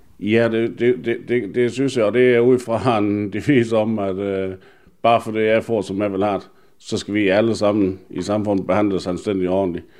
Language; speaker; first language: Danish; native; Danish